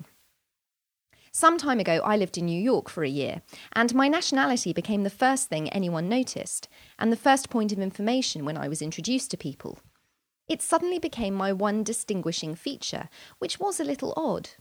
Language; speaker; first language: English; native; English